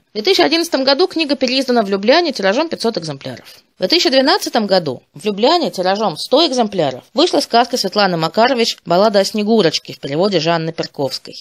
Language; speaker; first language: Russian; native; Russian